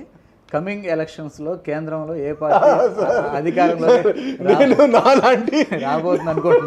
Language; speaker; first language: Telugu; native; Telugu